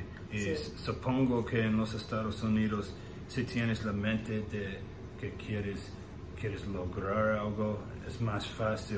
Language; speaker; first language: Spanish; non-native, learner; English